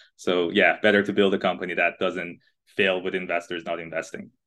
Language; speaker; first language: English; non-native, fluent; Persian